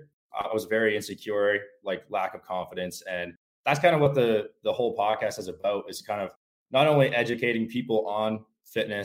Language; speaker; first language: English; native; English